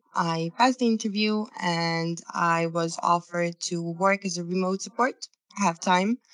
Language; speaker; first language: English; non-native, fluent; Serbian